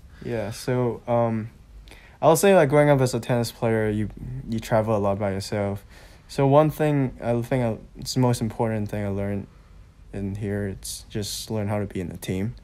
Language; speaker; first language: English; non-native, local second language; Cantonese